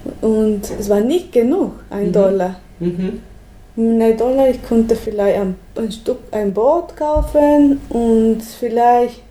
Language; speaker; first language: German; non-native, learner; Spanish